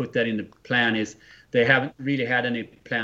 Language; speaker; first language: English; non-native, fluent; Swedish